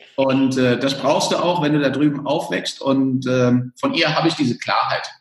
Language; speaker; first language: German; early bilingual, other home language; Spanish